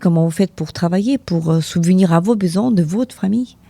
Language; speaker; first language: French; non-native, fluent; Ukrainian